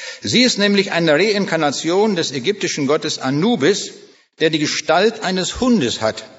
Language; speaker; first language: German; native; German